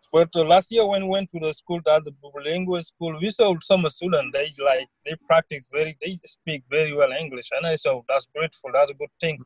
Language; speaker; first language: English; non-native, learner; Wolof